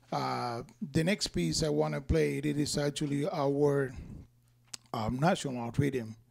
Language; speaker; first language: English; non-native, fluent; Spanish